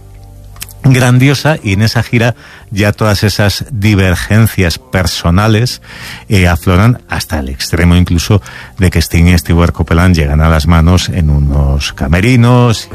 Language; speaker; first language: Spanish; native; Spanish